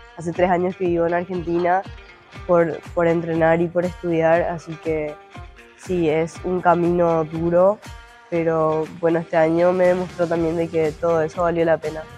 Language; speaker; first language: Spanish; native; Spanish